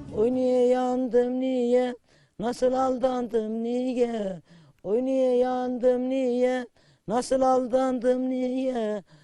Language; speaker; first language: Turkish; native; Turkish